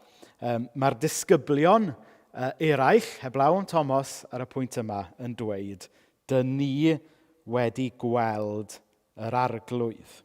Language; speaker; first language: Welsh; native; Welsh